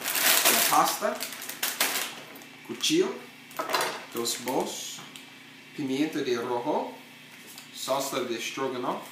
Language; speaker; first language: Spanish; non-native, learner; English